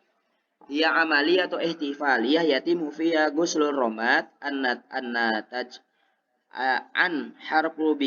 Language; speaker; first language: Arabic; non-native, learner; Indonesian